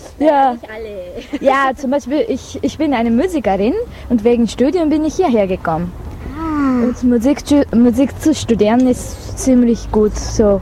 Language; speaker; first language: German; non-native, learner; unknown